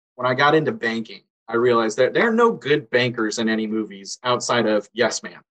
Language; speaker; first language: English; native; English